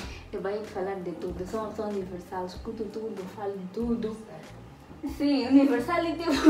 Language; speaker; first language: Portuguese; early bilingual, heritage; Portuguese